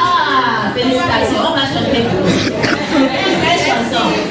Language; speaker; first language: French; non-native, learner; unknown